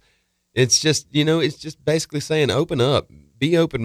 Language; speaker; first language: English; native; English